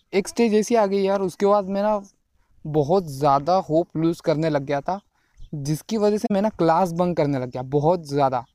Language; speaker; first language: Hindi; non-native, local second language; Marathi